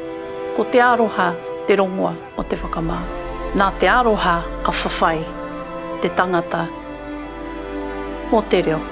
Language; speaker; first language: Māori; non-native, local second language; English